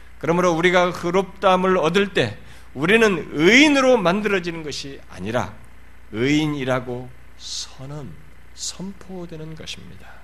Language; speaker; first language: Korean; native; Korean